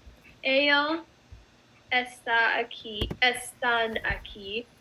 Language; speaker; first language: Spanish; non-native, learner; English